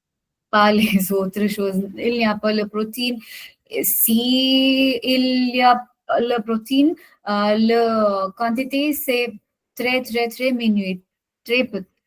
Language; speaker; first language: French; non-native, learner; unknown